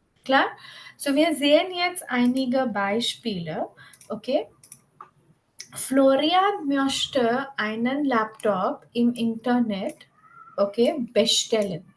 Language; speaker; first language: German; non-native, fluent; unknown